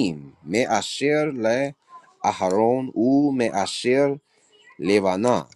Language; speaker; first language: Hebrew; non-native, learner; English